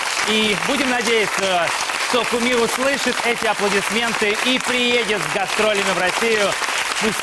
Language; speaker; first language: Russian; native; Russian